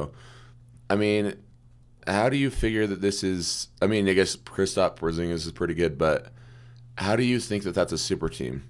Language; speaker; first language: English; native; English